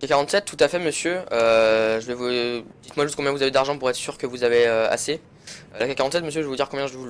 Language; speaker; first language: French; native; French